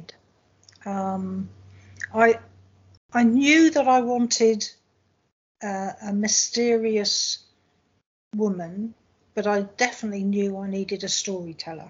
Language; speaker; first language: English; native; English